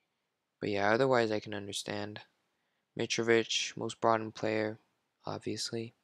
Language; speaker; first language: English; non-native, fluent; French